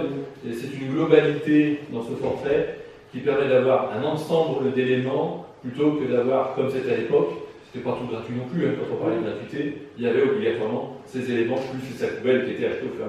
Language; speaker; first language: French; native; French